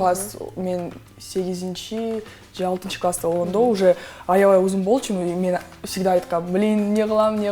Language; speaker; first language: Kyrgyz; non-native, local second language; Russian